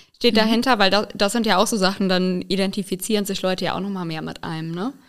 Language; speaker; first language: German; native; German